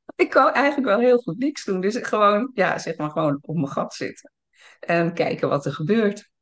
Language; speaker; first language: Dutch; early bilingual, other home language; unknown